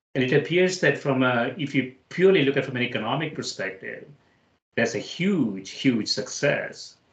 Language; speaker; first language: English; non-native, local second language; Malayalam